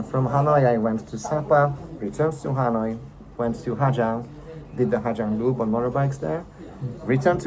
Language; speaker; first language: English; non-native, fluent; Slovak